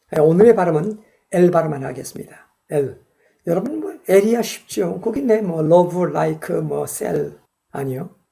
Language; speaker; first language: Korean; native; Korean